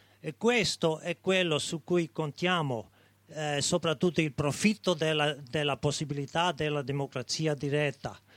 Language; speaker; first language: Italian; non-native, local second language; German